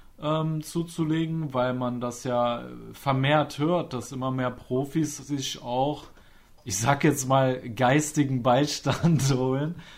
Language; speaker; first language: German; native; German